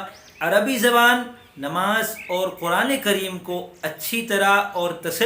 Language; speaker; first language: Urdu; native; Urdu